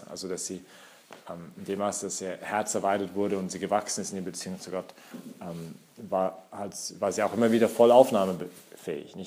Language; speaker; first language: German; native; German